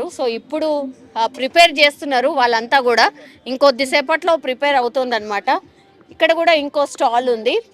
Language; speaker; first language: Telugu; native; Telugu